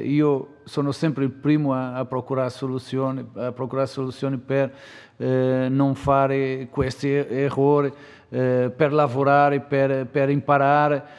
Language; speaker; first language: Italian; non-native, fluent; Portuguese